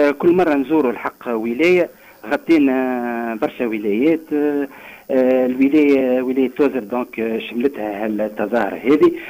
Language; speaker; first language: Arabic; native; Arabic